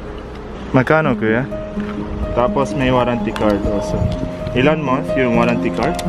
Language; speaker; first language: Filipino; non-native, learner; Arabic